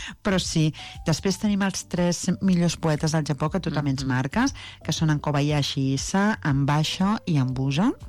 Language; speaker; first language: Catalan; native; Catalan